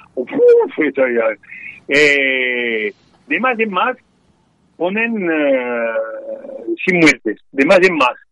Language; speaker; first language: Spanish; non-native, learner; French